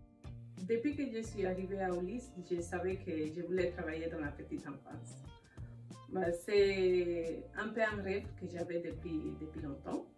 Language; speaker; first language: French; non-native, learner; Spanish